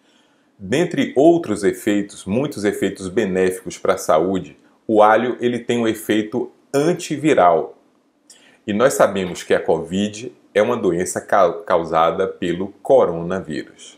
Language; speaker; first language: Portuguese; native; Portuguese